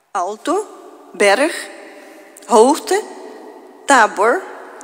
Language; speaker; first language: Dutch; non-native, fluent; Portuguese